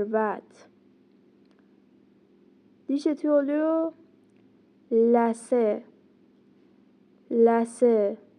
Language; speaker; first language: Turkish; non-native, fluent; Persian